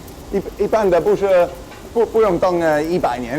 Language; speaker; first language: Chinese; non-native, learner; English